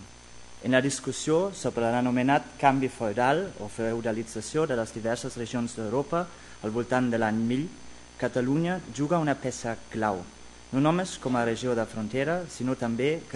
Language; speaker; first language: Catalan; non-native, fluent; German